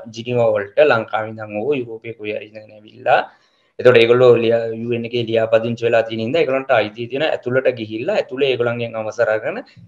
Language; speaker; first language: Sinhala; native; Sinhala